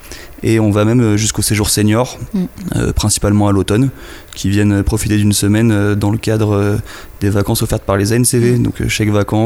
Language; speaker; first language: French; native; French